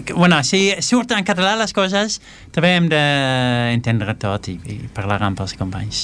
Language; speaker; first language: Catalan; non-native, fluent; Dutch